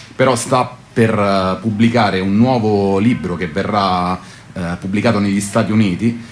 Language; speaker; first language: Italian; native; Italian